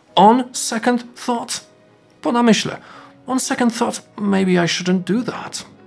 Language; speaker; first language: English; non-native, fluent; Polish